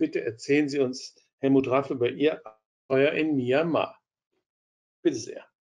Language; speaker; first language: German; native; German